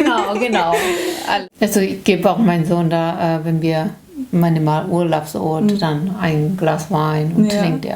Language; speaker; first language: German; non-native, learner; Korean